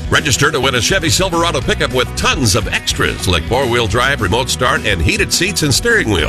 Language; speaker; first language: English; native; English